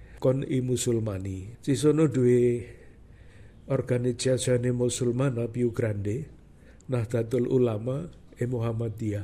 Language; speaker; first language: Italian; non-native, fluent; Javanese